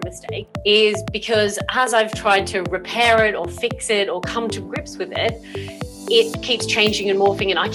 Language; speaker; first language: English; native; English